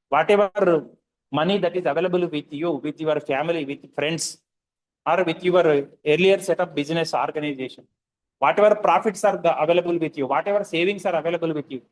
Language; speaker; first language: English; non-native, local second language; Telugu